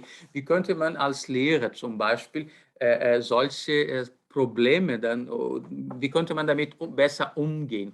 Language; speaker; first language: German; non-native, fluent; Portuguese